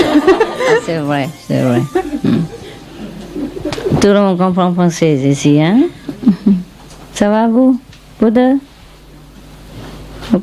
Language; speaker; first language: French; non-native, learner; Vietnamese